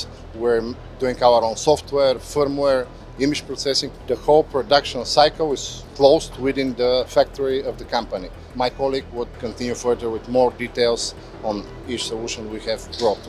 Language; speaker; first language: English; non-native, fluent; Bulgarian